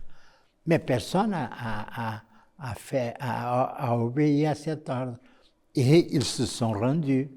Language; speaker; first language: French; non-native, fluent; Portuguese